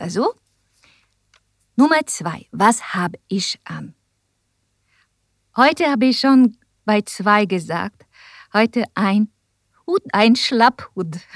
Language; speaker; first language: German; non-native, learner; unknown